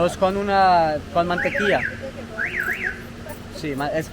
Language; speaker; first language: Spanish; non-native, learner; German